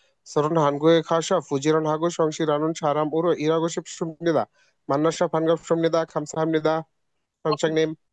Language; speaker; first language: Korean; non-native, learner; Bangla